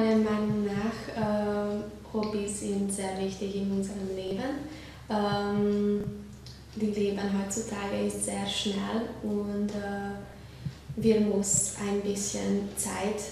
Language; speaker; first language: German; non-native, learner; Hungarian